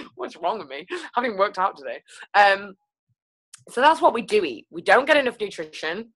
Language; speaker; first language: English; native; English